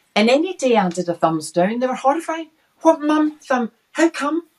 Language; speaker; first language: English; native; English